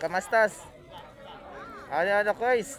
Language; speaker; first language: Arabic; non-native, learner; Filipino